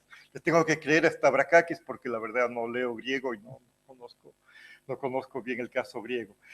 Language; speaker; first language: Spanish; native; Spanish